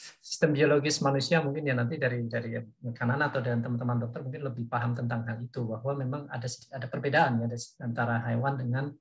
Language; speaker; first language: Indonesian; native; Indonesian